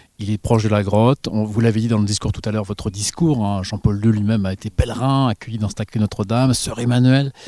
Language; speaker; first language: French; native; French